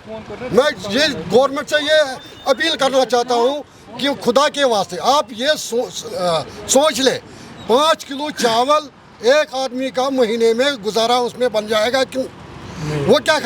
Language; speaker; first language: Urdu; non-native, local second language; Kashmiri